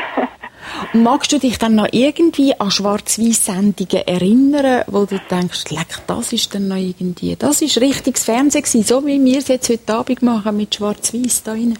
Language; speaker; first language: German; native; German